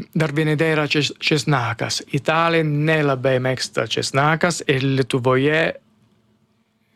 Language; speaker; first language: Lithuanian; non-native, learner; Italian